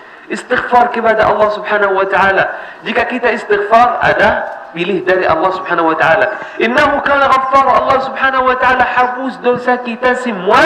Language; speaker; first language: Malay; non-native, learner; Arabic